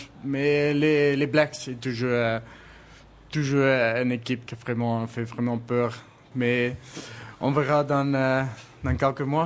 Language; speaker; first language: French; non-native, learner; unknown